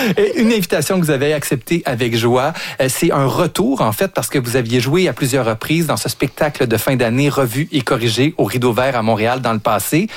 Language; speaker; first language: French; native; French